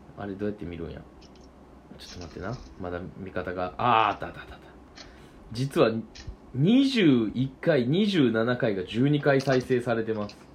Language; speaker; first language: Japanese; native; Japanese